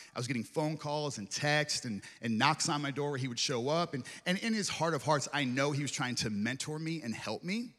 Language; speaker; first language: English; native; English